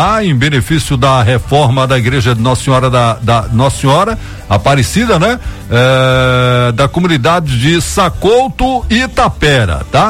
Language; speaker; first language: Portuguese; native; Portuguese